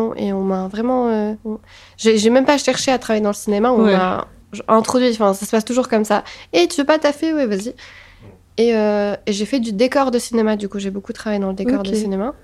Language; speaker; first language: French; non-native, local second language; Arabic